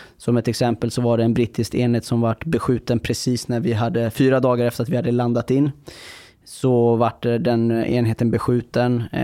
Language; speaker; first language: Swedish; early bilingual, other home language; Persian